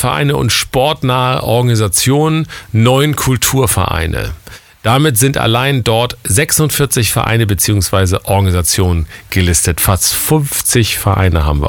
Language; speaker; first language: German; native; German